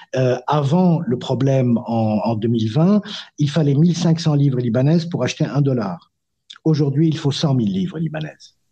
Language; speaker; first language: French; non-native, local second language; Arabic